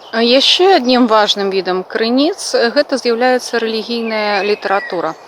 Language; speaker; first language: Belarusian; non-native, local second language; Russian